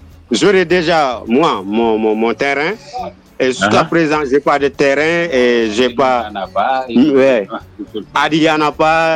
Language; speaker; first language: French; non-native, local second language; Wolof